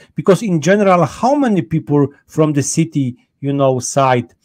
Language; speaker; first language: English; non-native, fluent; Polish